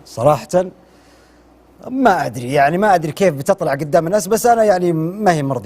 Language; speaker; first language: Arabic; native; Arabic